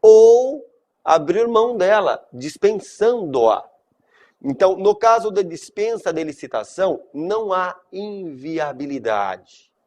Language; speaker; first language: Portuguese; native; Portuguese